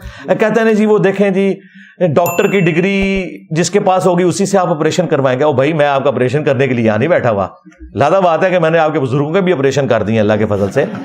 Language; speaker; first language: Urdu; non-native, local second language; Punjabi